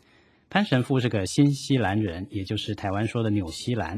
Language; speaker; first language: Chinese; native; Chinese